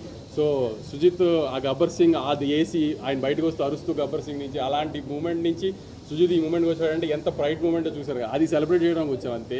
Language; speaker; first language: Telugu; native; Telugu